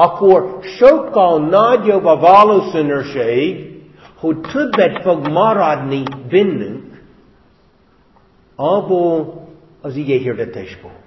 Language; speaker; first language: Hungarian; non-native, fluent; English